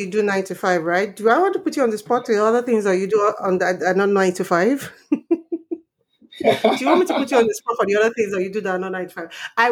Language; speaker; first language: English; non-native, local second language; Yoruba